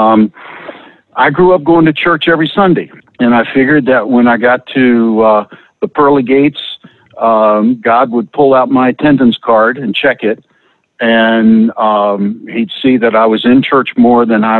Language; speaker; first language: English; native; English